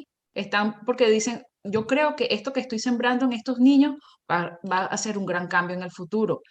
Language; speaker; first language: Spanish; native; Spanish